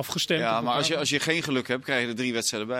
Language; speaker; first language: Dutch; native; Dutch